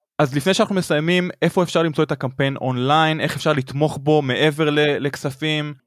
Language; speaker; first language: Hebrew; native; Hebrew